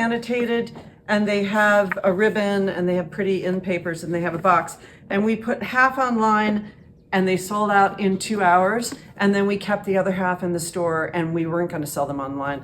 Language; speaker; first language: English; native; English